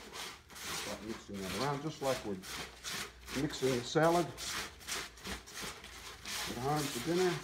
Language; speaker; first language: English; native; English